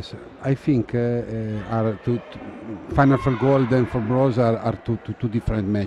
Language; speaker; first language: English; non-native, fluent; Italian